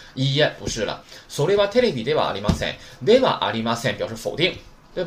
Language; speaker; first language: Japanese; non-native, fluent; Chinese